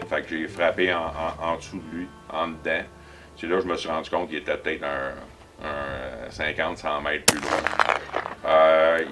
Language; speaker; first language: French; native; French